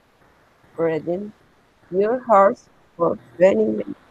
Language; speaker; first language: English; non-native, learner; Spanish